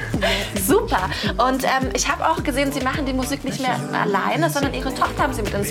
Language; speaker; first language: German; native; German